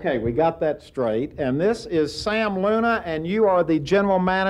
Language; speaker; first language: English; native; English